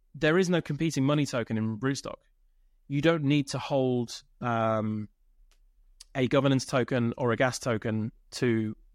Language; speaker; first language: English; native; English